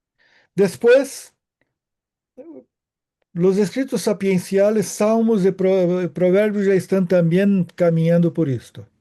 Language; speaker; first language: Spanish; non-native, fluent; Portuguese